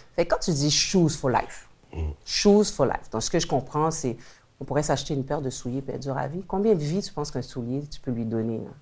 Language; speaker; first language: French; native; French